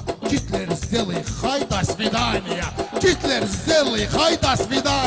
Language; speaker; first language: Russian; non-native, local second language; Talysh